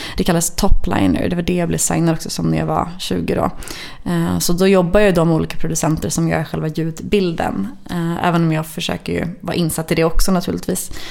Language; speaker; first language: Swedish; native; Swedish